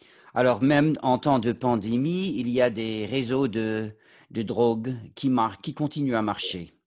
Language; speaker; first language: French; non-native, fluent; English